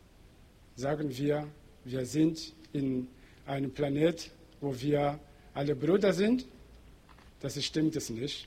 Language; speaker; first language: German; non-native, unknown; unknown